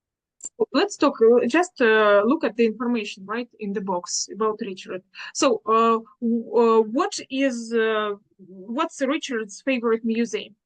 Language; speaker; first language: English; non-native, fluent; Russian